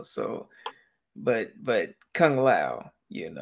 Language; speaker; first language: English; native; English